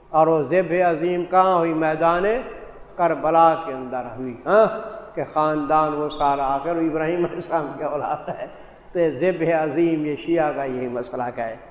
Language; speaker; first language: Urdu; native; Urdu